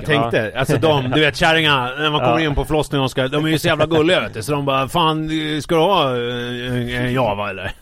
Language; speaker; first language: Swedish; native; Swedish